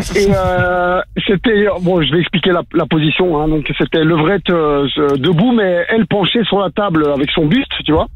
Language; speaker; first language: French; native; French